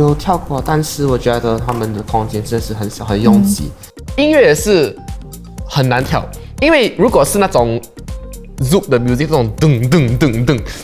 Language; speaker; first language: Chinese; non-native, local second language; English